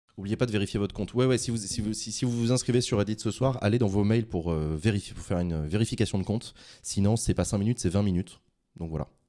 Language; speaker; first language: French; native; French